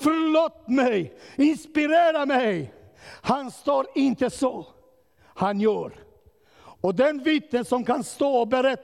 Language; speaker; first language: Swedish; non-native, learner; Romanian